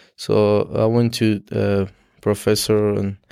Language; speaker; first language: English; non-native, learner; Persian